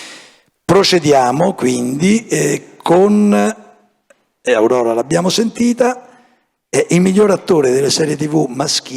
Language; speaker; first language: Italian; native; Italian